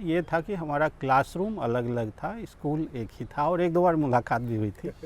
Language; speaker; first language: Hindi; native; Hindi